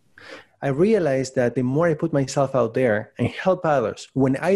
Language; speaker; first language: English; non-native, fluent; Spanish